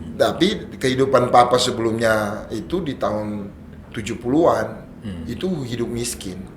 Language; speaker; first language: Indonesian; native; Indonesian